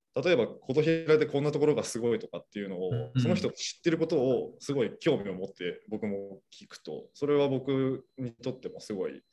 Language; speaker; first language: Japanese; native; Japanese